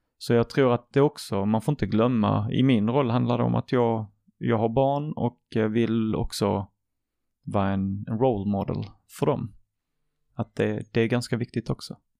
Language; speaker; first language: Swedish; early bilingual, other home language; Arabic